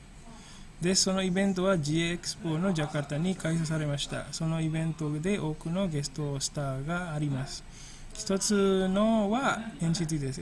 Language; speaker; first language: Japanese; non-native, fluent; Indonesian